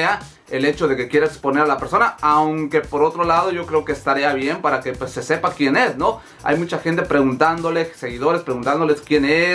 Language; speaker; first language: Spanish; native; Spanish